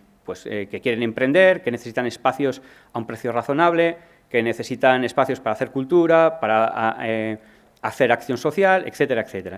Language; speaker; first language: Spanish; native; Spanish